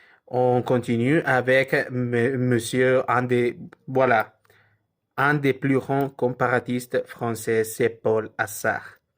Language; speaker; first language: French; non-native, learner; Spanish